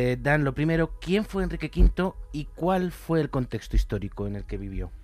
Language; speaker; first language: Spanish; native; Spanish